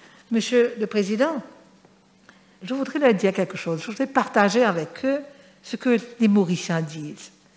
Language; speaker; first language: French; non-native, local second language; Morisyen